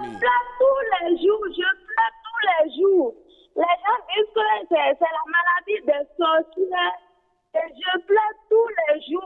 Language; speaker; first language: French; non-native, learner; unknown